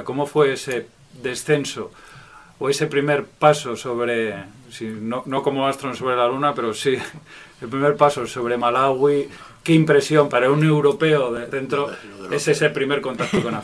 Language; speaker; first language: Spanish; native; Spanish